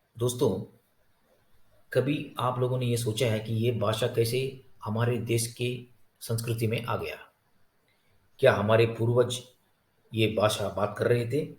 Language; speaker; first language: Hindi; non-native, local second language; Tamil